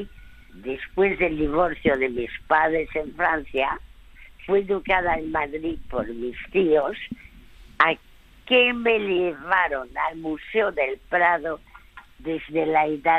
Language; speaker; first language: Spanish; early bilingual, other home language; French